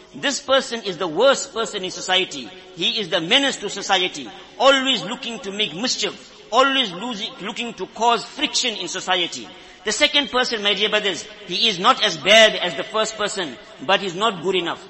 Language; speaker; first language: English; native; English